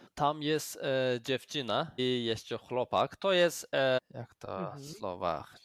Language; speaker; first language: Polish; non-native, learner; Azerbaijani